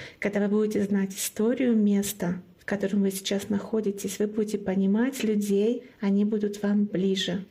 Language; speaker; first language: Russian; non-native, local second language; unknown